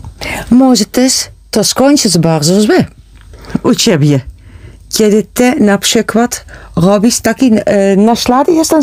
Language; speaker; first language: Polish; non-native, learner; Dutch